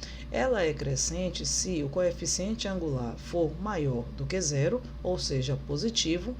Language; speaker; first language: Portuguese; native; Portuguese